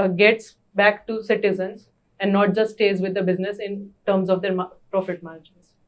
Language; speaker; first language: English; non-native, local second language; Gujarati